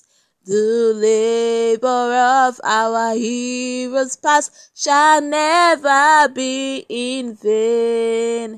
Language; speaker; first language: English; non-native, local second language; Esan